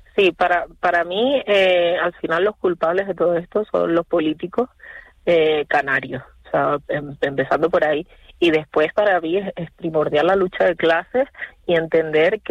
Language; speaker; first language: Spanish; native; Spanish